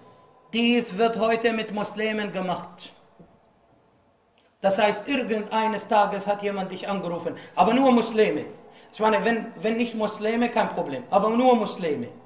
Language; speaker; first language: German; non-native, fluent; Arabic